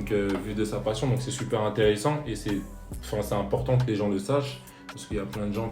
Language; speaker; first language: French; native; French